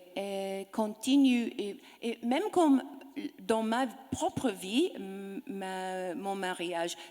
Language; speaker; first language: French; non-native, learner; English